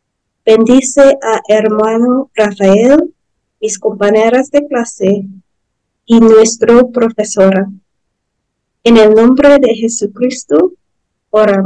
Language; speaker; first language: Spanish; non-native, learner; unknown